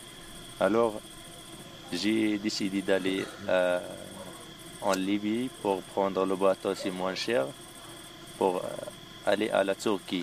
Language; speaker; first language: French; non-native, local second language; Arabic